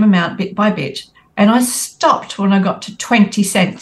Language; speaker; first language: English; native; English